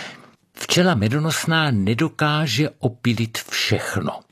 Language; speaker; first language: Czech; native; Czech